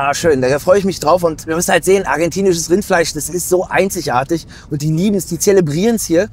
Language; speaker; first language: German; native; German